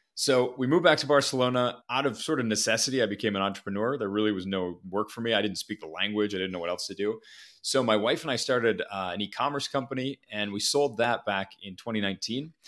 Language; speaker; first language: English; native; English